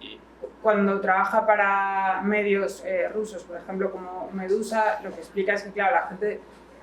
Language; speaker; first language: Spanish; native; Spanish